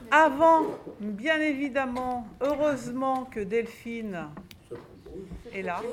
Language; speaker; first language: French; native; French